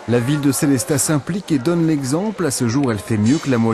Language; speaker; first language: French; native; French